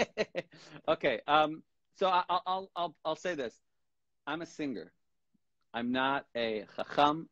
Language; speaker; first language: English; native; English